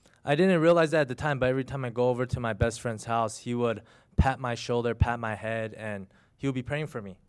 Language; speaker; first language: English; early bilingual, other home language; Chinese